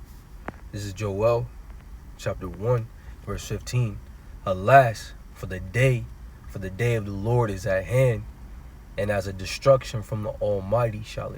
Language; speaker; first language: English; native; English